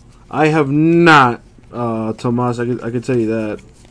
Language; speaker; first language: English; native; English